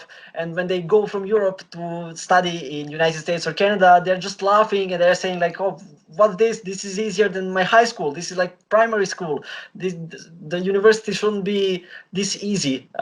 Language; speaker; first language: English; non-native, fluent; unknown